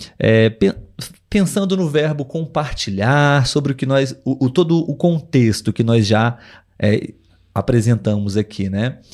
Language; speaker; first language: Portuguese; native; Portuguese